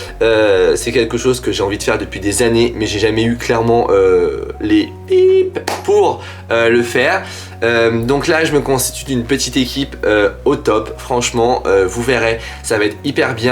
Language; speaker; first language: French; native; French